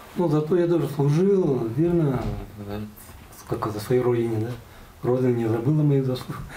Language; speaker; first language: Russian; non-native, local second language; Buriat